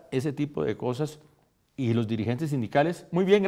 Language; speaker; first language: Spanish; native; Spanish